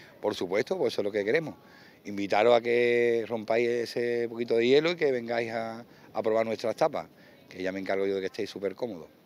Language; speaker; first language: Spanish; native; Spanish